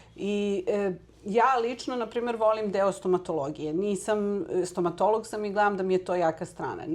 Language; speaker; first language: Serbian; early bilingual, heritage; Serbian